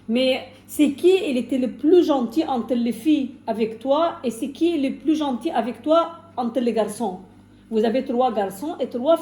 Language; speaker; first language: French; non-native, fluent; Arabic